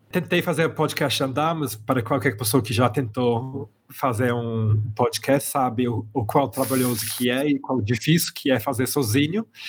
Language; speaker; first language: Portuguese; non-native, fluent; English